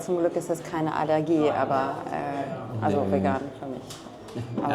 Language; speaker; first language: German; non-native, fluent; French